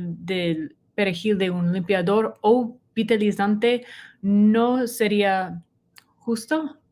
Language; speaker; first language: Spanish; non-native, learner; English